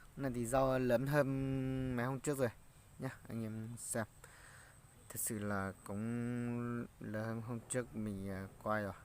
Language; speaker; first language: Vietnamese; non-native, local second language; Hmong